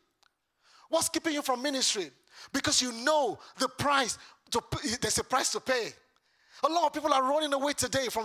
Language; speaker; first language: English; non-native, local second language; Yoruba